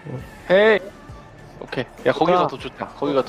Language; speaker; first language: Korean; native; Korean